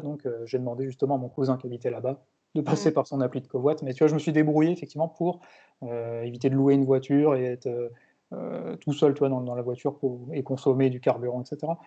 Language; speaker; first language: French; native; French